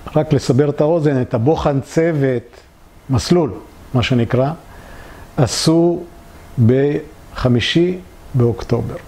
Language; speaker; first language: Hebrew; early bilingual, other home language; Polish